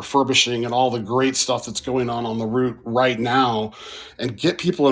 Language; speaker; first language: English; native; English